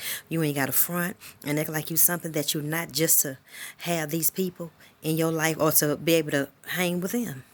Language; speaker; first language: English; native; English